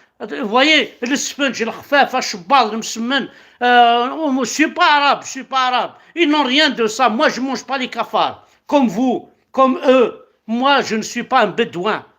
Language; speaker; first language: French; non-native, local second language; Kabyle